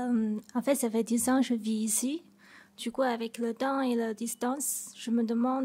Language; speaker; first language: French; non-native, fluent; Chinese